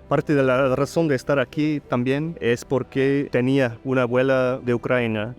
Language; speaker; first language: Spanish; non-native, fluent; English